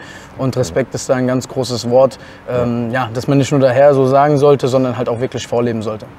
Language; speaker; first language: German; native; German